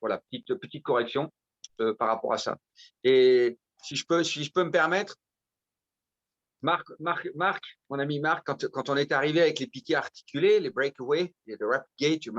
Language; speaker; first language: French; native; French